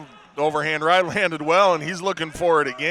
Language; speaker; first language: English; native; English